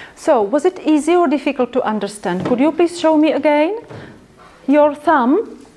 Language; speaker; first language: English; non-native, fluent; Czech